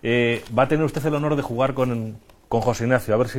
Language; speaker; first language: Spanish; native; Spanish